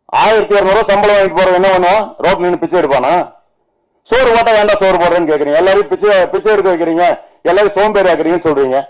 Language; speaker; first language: Tamil; native; Tamil